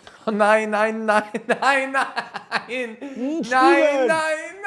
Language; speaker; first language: German; native; German